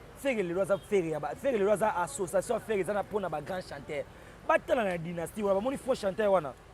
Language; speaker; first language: Lingala; native; Lingala